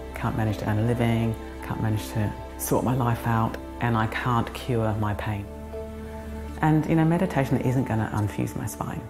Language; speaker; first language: English; native; English